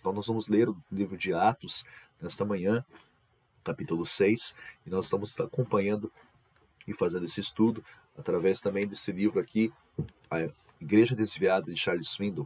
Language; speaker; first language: Portuguese; native; Portuguese